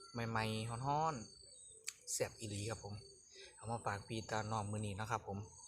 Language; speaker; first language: Thai; native; Thai